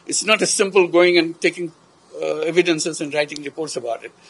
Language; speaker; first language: English; non-native, local second language; Bangla